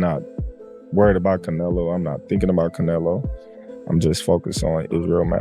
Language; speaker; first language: English; native; English